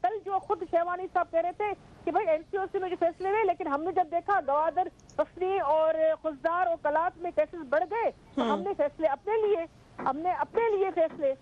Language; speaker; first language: Urdu; non-native, local second language; Sindhi